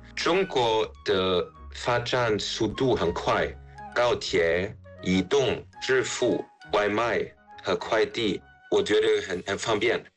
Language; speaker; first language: Chinese; non-native, fluent; German